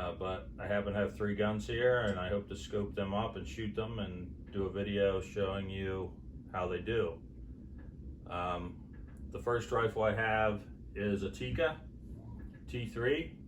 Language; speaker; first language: English; native; English